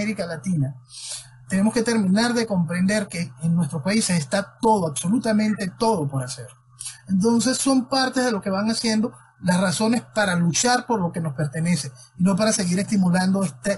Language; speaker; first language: Spanish; native; Spanish